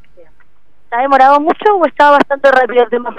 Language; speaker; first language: Spanish; native; Spanish